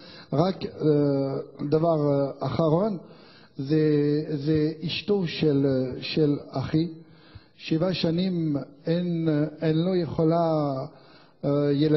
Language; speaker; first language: Hebrew; non-native, learner; French